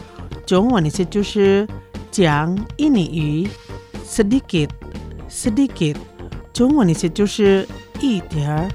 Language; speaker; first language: Chinese; non-native, fluent; Indonesian